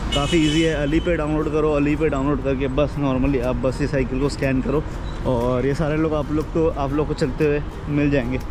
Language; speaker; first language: Hindi; native; Hindi